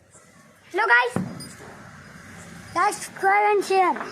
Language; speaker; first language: Hindi; native; Hindi